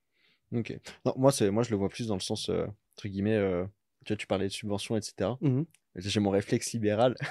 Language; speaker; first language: French; native; French